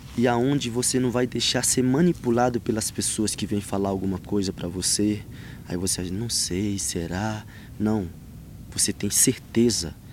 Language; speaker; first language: Portuguese; non-native, local second language; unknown